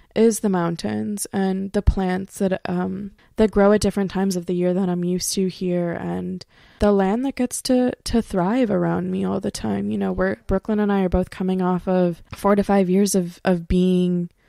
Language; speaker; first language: English; native; English